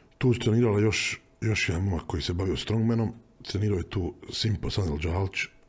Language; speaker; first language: Bosnian; native; Bosnian